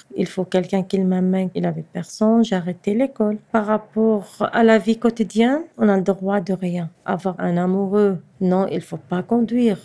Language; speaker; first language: French; non-native, fluent; Arabic